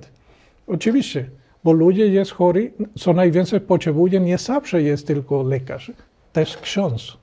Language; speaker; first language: Polish; non-native, learner; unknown